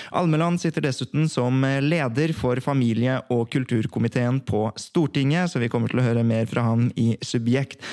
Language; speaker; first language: Norwegian; early bilingual, other home language; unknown